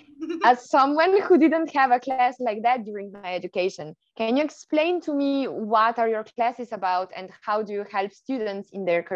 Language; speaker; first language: English; non-native, fluent; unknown